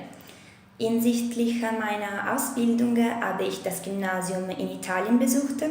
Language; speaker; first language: German; non-native, fluent; Italian